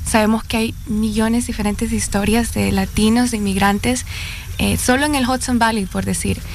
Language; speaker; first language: Spanish; native; Spanish